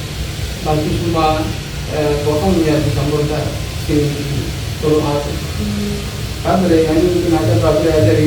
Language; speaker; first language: Indonesian; non-native, learner; Arabic